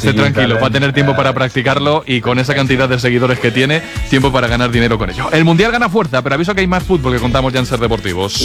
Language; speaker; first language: Spanish; native; Spanish